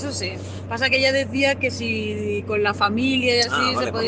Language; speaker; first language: Spanish; native; Spanish